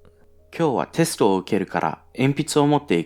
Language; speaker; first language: Japanese; non-native, learner; English